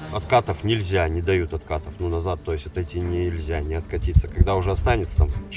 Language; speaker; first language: Russian; native; Russian